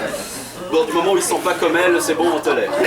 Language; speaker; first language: French; native; French